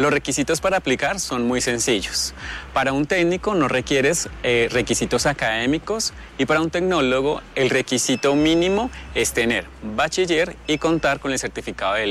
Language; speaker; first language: Spanish; native; Spanish